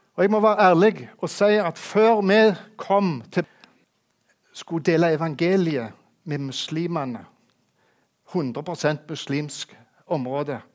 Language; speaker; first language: Norwegian; native; Norwegian